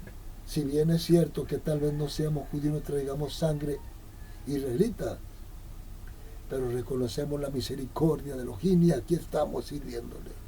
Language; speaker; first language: Spanish; native; Spanish